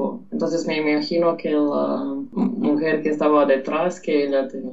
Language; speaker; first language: Spanish; non-native, fluent; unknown